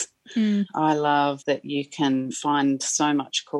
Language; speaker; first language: English; native; English